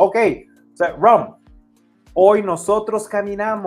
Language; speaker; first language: Spanish; non-native, fluent; English